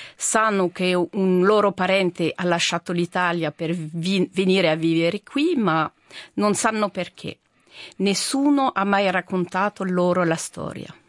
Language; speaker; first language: Italian; non-native, fluent; French